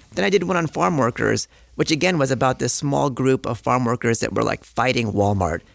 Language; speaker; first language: English; native; English